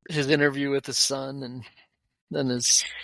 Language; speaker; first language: English; native; English